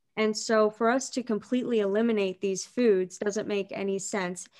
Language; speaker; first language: English; native; English